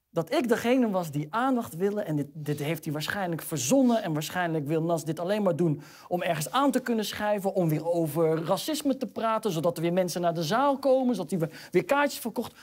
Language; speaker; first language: Dutch; early bilingual, other home language; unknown